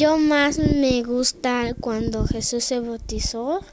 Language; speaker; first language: Spanish; early bilingual, heritage; Spanish